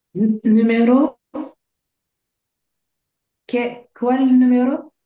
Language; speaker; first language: Spanish; non-native, learner; English